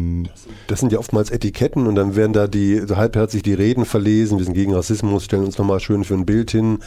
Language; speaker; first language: German; native; German